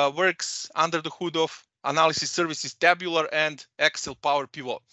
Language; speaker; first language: English; non-native, fluent; Serbian